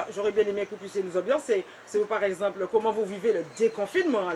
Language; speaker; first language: French; native; French